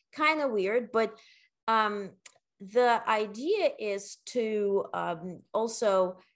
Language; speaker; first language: English; non-native, fluent; Ukrainian